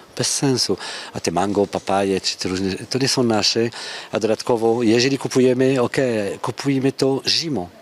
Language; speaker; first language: Polish; non-native, fluent; French